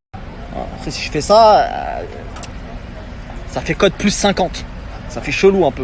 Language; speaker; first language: French; native; French